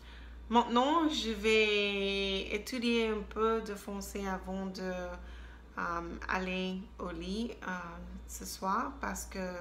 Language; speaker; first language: French; non-native, learner; English